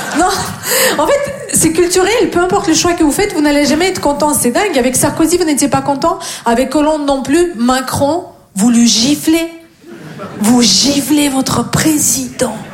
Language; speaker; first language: French; non-native, fluent; Russian